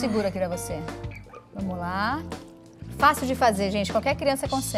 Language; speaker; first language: Portuguese; native; Portuguese